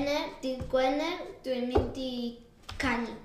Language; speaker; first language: Welsh; non-native, learner; Spanish